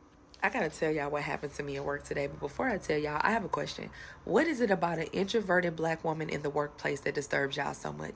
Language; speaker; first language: English; native; English